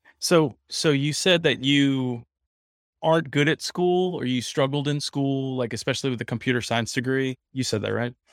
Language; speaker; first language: English; native; English